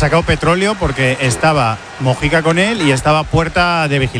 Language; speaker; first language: Spanish; native; Spanish